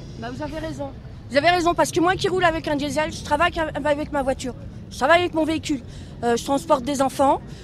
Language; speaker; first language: French; native; French